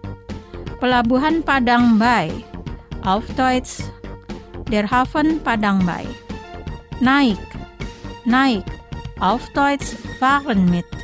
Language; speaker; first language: German; non-native, fluent; Indonesian